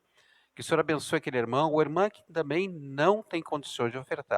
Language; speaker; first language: Portuguese; native; Portuguese